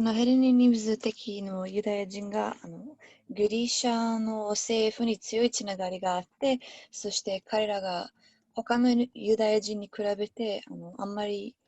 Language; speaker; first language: Japanese; non-native, learner; English